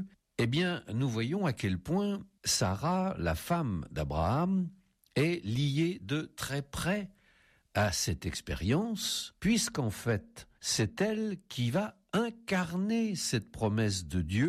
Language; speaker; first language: French; native; French